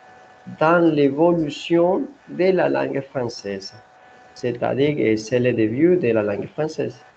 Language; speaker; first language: French; non-native, learner; Spanish